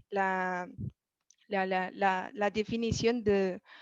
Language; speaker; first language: French; non-native, learner; Spanish